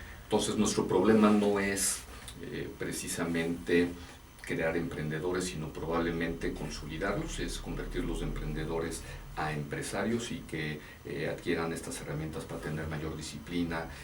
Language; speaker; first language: Spanish; native; Spanish